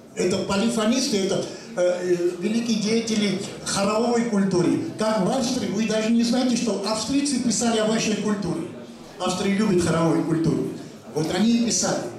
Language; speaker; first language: Russian; non-native, local second language; Armenian